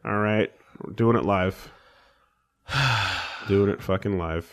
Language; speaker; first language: English; native; English